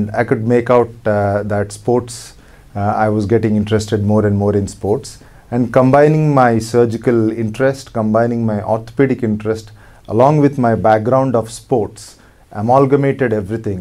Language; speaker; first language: English; non-native, local second language; Telugu